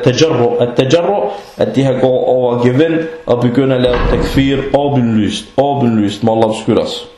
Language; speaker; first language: Danish; non-native, fluent; Arabic